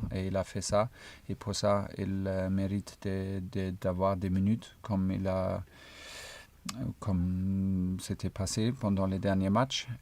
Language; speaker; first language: French; non-native, fluent; German